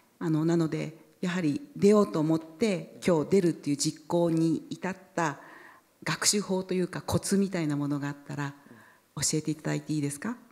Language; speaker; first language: Japanese; native; Japanese